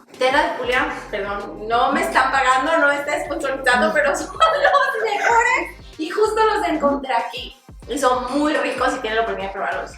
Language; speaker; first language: Spanish; native; Spanish